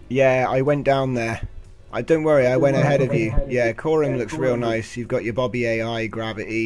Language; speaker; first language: English; native; English